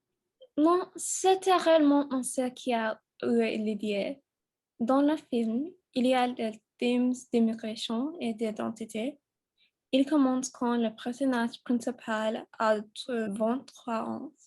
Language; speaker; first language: French; non-native, learner; English